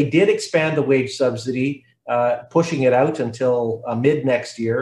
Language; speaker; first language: English; native; English